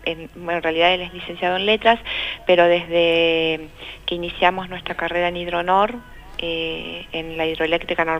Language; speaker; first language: Spanish; native; Spanish